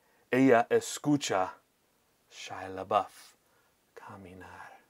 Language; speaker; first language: Spanish; non-native, fluent; English